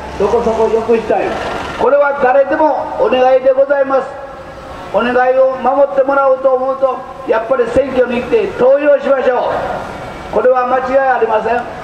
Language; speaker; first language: Japanese; native; Japanese